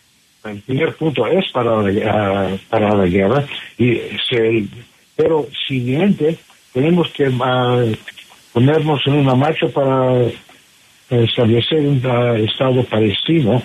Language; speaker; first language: Spanish; non-native, fluent; English